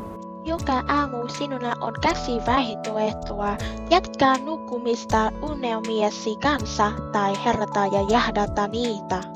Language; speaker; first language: Finnish; non-native, learner; Vietnamese